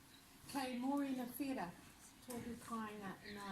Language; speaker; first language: Māori; non-native, learner; English